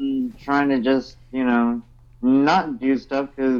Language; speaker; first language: English; native; English